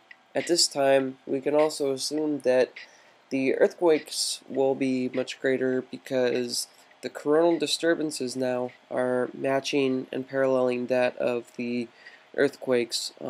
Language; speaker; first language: English; native; English